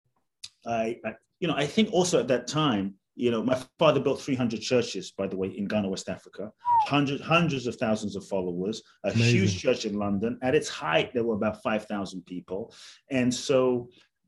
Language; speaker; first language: English; native; English